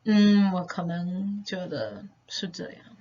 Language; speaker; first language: Chinese; non-native, fluent; English